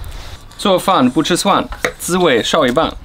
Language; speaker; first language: Chinese; non-native, fluent; German